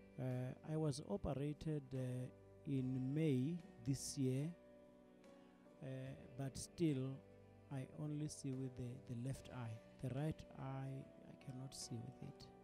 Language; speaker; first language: English; non-native, local second language; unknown